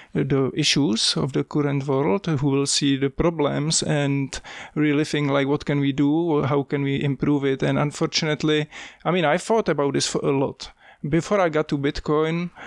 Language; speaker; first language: English; non-native, fluent; Czech